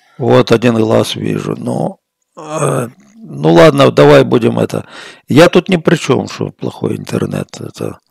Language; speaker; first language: Russian; native; Russian